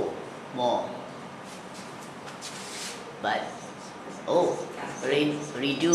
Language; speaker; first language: English; non-native, learner; Thai